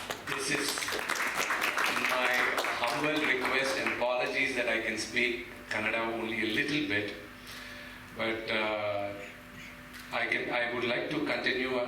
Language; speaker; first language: Kannada; non-native, local second language; Telugu